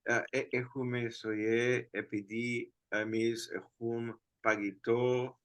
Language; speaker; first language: Greek; non-native, learner; Spanish